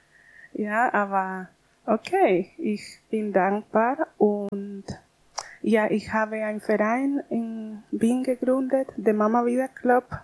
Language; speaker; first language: German; non-native, learner; Spanish